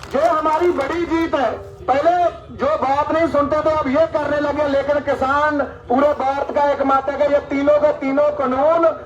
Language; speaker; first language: Hindi; native; Hindi